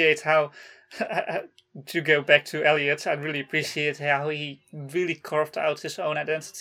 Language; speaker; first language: English; non-native, fluent; Dutch